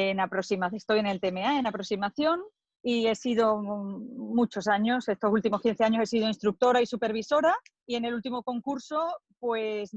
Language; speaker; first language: Spanish; native; Spanish